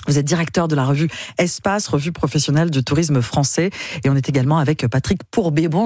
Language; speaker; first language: French; native; French